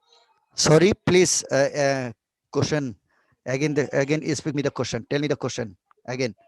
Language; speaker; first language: English; non-native, local second language; Bangla